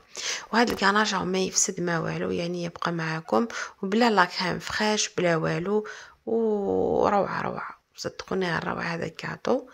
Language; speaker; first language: Arabic; native; Arabic